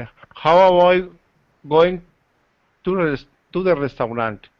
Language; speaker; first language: English; non-native, learner; Spanish